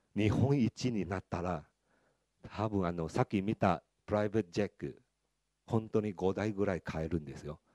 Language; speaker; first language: Japanese; non-native, fluent; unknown